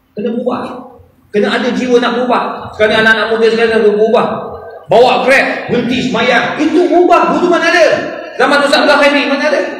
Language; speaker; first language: Malay; non-native, fluent; Arabic